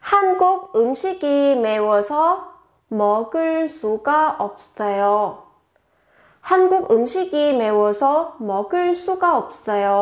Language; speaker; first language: Korean; non-native, fluent; Vietnamese